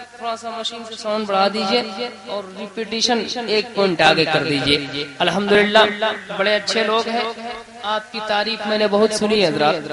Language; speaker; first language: Urdu; native; Urdu